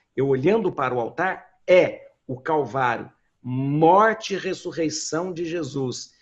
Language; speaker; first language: Portuguese; native; Portuguese